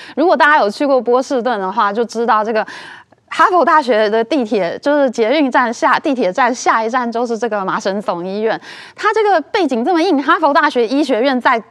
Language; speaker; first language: Chinese; native; Chinese